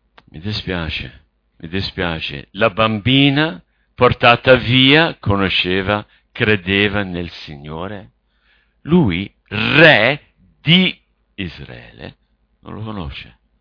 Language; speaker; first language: Italian; non-native, fluent; English